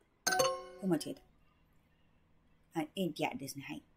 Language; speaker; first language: Spanish; non-native, learner; Japanese